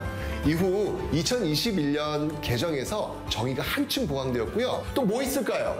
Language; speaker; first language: Korean; native; Korean